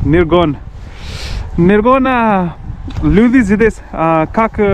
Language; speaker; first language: Russian; non-native, learner; Hindi